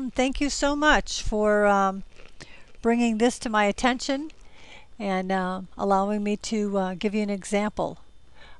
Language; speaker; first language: English; native; English